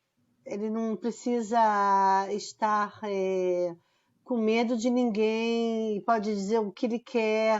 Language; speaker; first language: Portuguese; non-native, fluent; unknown